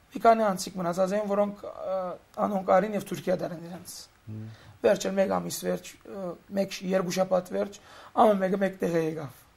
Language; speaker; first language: Armenian; early bilingual, heritage; Armenian